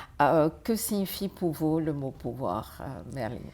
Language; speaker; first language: French; native; French